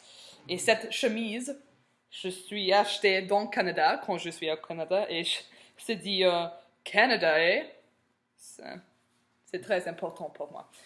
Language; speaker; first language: French; non-native, learner; English